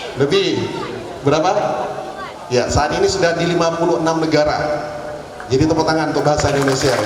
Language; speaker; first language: Indonesian; non-native, local second language; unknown